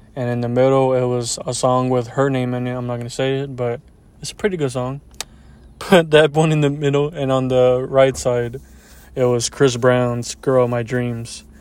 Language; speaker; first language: English; early bilingual, other home language; Spanish